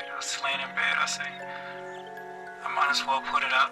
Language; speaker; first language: English; native; English